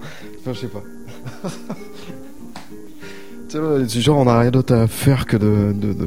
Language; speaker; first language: French; native; French